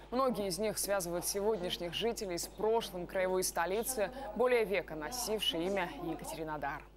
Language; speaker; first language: Russian; native; Russian